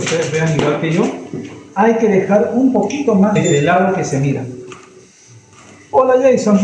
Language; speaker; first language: Spanish; native; Spanish